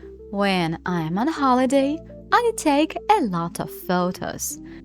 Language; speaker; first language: English; non-native, fluent; Ukrainian